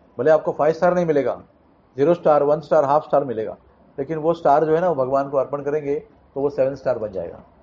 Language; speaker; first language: Hindi; non-native, local second language; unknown